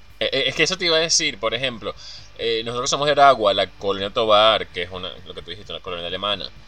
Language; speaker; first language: Spanish; native; Spanish